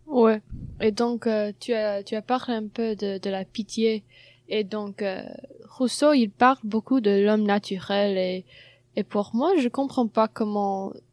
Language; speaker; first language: French; non-native, fluent; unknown